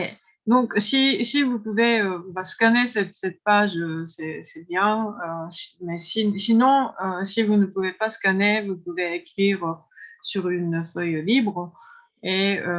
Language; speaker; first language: French; non-native, fluent; Japanese